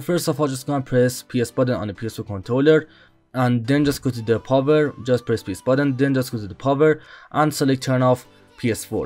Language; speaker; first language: English; non-native, learner; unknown